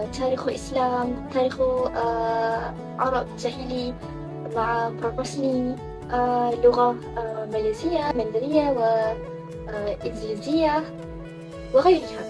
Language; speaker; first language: Arabic; non-native, learner; Malay